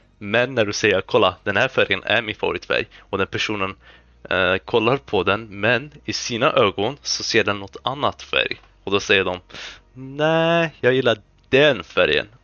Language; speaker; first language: Swedish; early bilingual, other home language; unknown